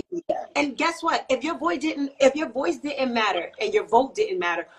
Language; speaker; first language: English; native; English